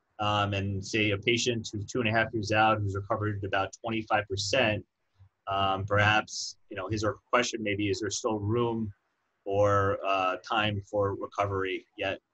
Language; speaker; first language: English; native; English